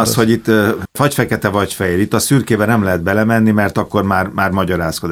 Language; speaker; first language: Hungarian; native; Hungarian